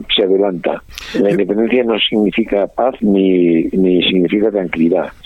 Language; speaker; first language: Spanish; native; Spanish